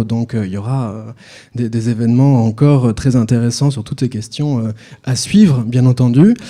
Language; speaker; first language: French; native; French